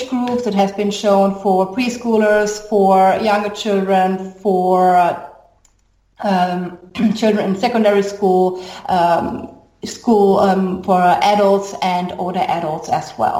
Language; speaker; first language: English; non-native, fluent; German